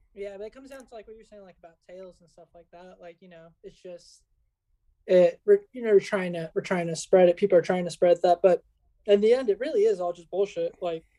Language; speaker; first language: English; early bilingual, other home language; Spanish